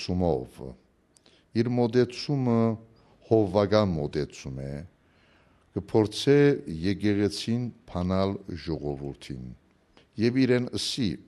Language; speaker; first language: Armenian; early bilingual, heritage; Armenian